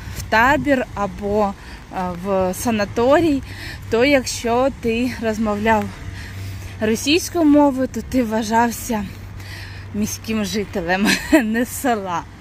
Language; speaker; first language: Ukrainian; non-native, local second language; Russian